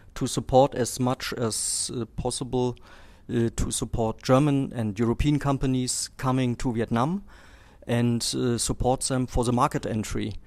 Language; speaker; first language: English; non-native, fluent; German